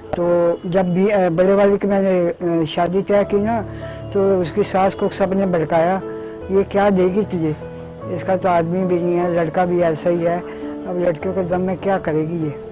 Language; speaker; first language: Hindi; early bilingual, other home language; Punjabi